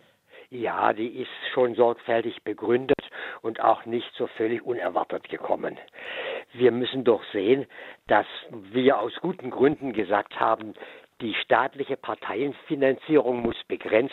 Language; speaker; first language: German; native; German